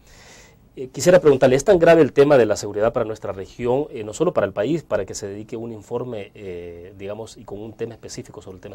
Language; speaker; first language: Spanish; native; Spanish